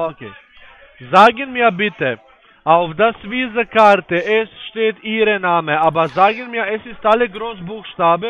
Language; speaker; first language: German; non-native, learner; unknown